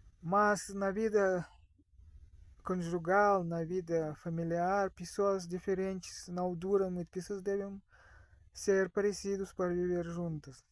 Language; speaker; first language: Portuguese; non-native, fluent; Russian